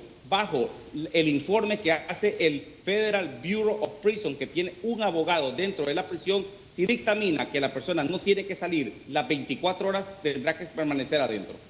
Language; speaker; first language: Spanish; native; Spanish